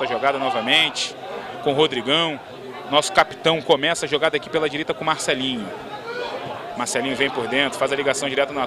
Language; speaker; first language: Portuguese; native; Portuguese